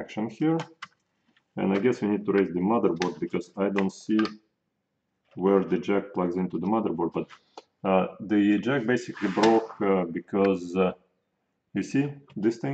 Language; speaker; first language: English; non-native, fluent; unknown